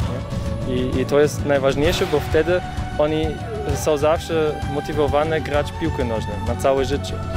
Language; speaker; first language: Polish; early bilingual, heritage; Polish